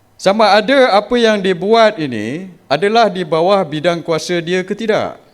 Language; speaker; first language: Malay; native; Malay